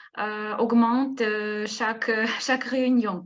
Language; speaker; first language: French; non-native, fluent; Russian